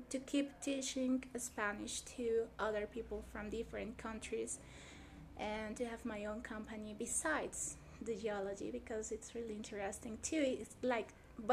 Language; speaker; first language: English; non-native, fluent; Spanish